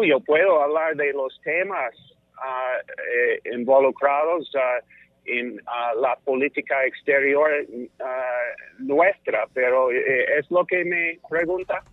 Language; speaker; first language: Spanish; non-native, fluent; English